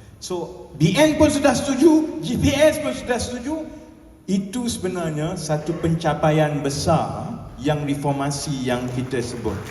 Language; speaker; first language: Malay; native; Malay